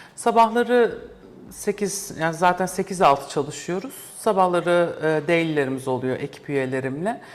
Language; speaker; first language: Turkish; early bilingual, heritage; Turkish